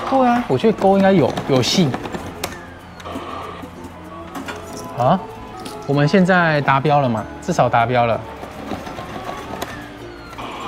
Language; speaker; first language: Chinese; native; Chinese